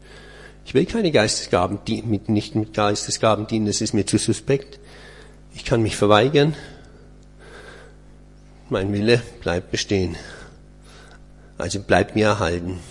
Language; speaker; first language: German; native; German